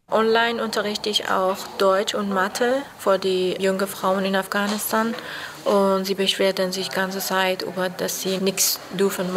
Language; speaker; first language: German; non-native, learner; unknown